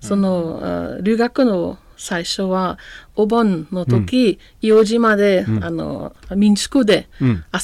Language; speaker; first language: Japanese; non-native, learner; German